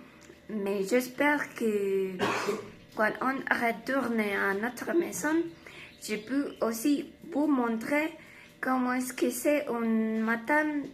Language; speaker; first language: French; non-native, learner; Spanish